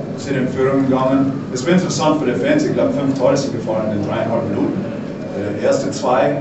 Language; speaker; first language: German; non-native, fluent; English